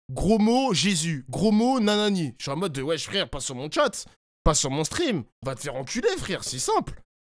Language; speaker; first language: French; native; French